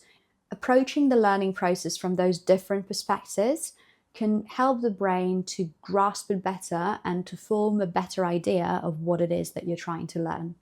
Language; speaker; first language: English; non-native, fluent; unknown